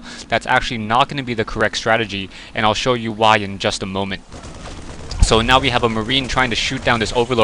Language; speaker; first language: English; native; English